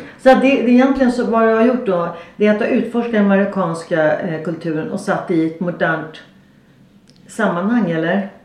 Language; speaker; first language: Swedish; native; Swedish